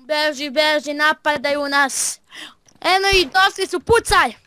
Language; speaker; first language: Bosnian; native; Bosnian